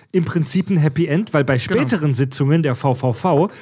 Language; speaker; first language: German; native; German